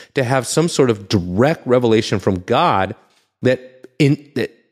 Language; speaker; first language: English; native; English